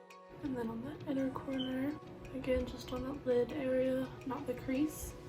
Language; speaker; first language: English; native; English